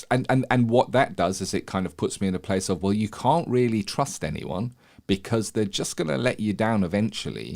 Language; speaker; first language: English; native; English